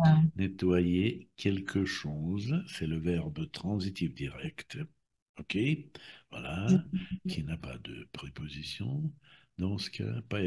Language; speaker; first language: French; non-native, fluent; Russian